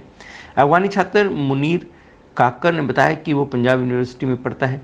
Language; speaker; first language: Hindi; native; Hindi